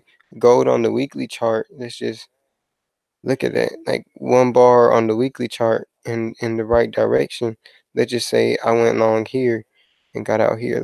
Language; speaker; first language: English; native; English